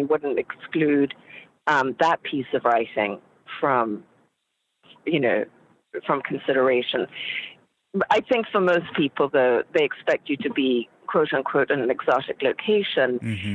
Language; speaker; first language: English; native; English